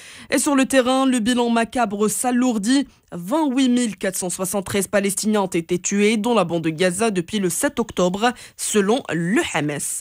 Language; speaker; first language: French; non-native, local second language; Arabic